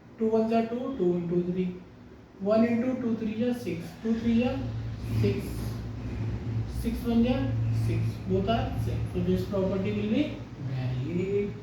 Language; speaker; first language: English; non-native, local second language; Hindi